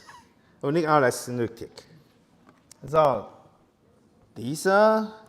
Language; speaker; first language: German; non-native, learner; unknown